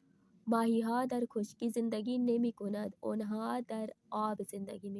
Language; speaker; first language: Persian; non-native, fluent; Urdu